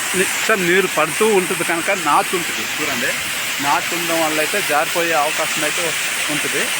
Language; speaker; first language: Telugu; non-native, local second language; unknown